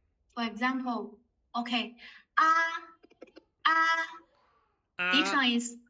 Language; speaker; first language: English; non-native, fluent; Chinese